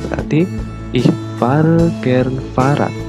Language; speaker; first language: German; non-native, learner; Indonesian